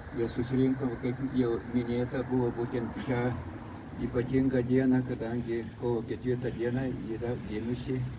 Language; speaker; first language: Lithuanian; non-native, local second language; Belarusian